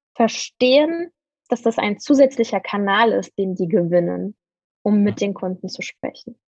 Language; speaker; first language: German; native; German